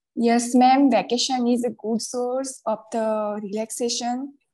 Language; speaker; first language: English; non-native, local second language; Gujarati